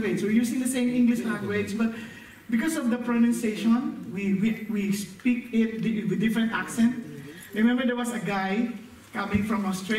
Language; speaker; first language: English; non-native, local second language; Filipino